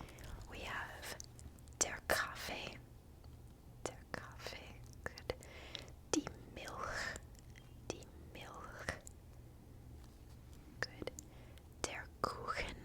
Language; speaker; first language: German; non-native, learner; English